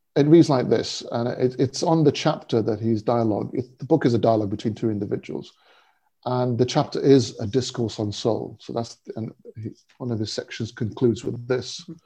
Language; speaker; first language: English; native; English